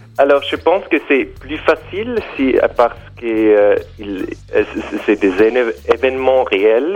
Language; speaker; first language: French; non-native, learner; German